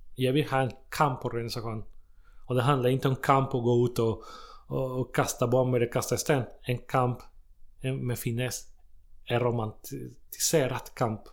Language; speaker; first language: Swedish; non-native, fluent; Spanish